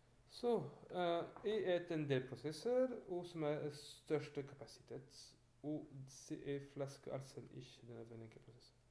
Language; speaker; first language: Swedish; non-native, learner; French